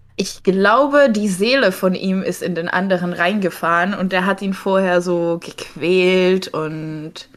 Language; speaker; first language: German; non-native, fluent; Czech